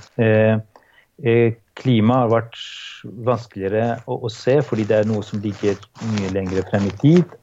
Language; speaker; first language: Norwegian; non-native, fluent; Albanian